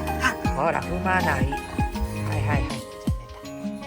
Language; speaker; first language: Japanese; native; Japanese